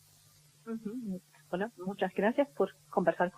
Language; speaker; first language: Spanish; non-native, fluent; Swedish